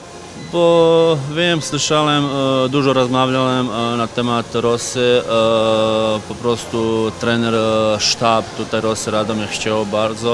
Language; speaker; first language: Polish; non-native, fluent; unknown